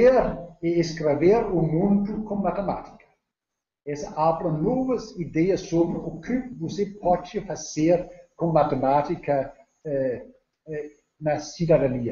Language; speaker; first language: Portuguese; non-native, learner; Danish